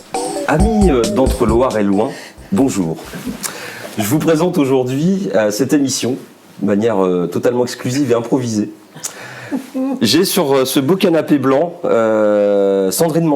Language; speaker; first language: French; native; French